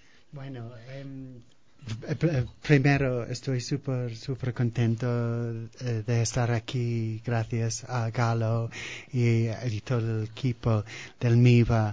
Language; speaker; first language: Spanish; non-native, fluent; English